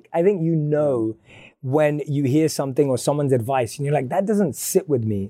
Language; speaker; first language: English; native; English